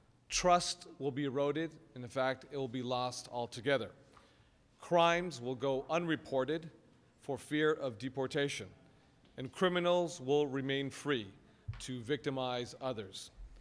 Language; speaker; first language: English; early bilingual, other home language; Spanish